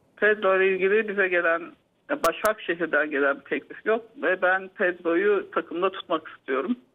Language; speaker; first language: Turkish; native; Turkish